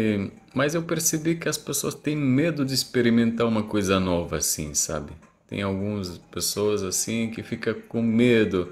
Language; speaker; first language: Portuguese; non-native, fluent; Arabic